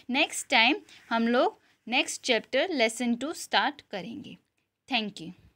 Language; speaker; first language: Hindi; non-native, local second language; Gujarati